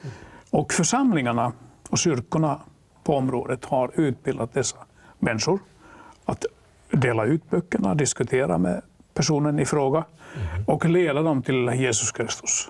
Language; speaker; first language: Swedish; non-native, local second language; Finnish